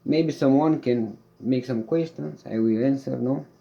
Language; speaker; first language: English; non-native, learner; Romanian